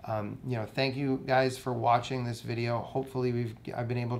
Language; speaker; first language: English; native; English